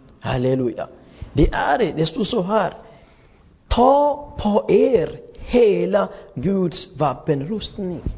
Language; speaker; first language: Swedish; non-native, fluent; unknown